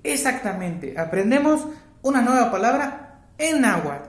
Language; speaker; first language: Spanish; native; Spanish